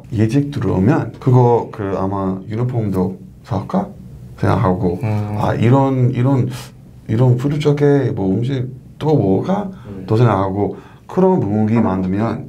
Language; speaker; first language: Korean; non-native, learner; English